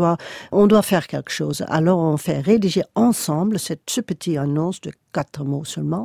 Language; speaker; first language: French; non-native, fluent; Dutch